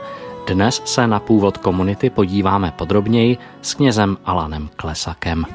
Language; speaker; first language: Czech; native; Czech